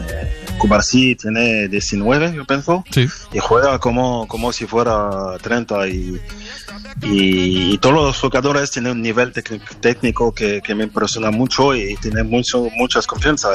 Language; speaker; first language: Spanish; non-native, fluent; French